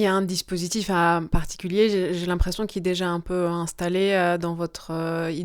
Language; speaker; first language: French; native; French